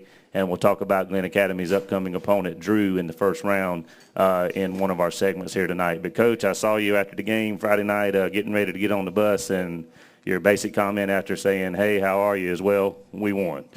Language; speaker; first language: English; native; English